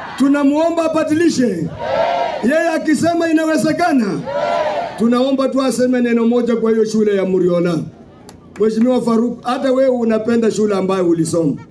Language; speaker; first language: Swahili; non-native, local second language; Luyia